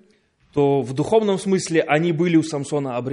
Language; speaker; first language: Polish; non-native, learner; Russian